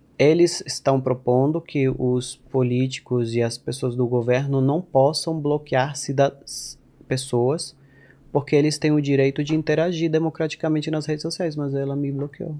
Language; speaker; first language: Portuguese; non-native, fluent; Spanish